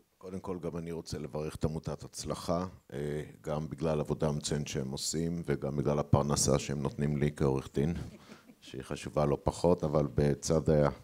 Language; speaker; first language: Hebrew; native; Hebrew